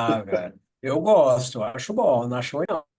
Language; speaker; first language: Portuguese; native; Portuguese